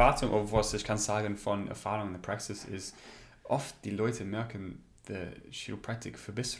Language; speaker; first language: German; non-native, learner; English